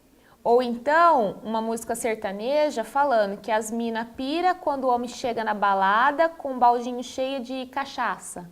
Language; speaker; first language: Portuguese; native; Portuguese